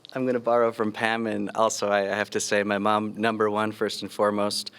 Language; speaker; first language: English; early bilingual, other home language; Spanish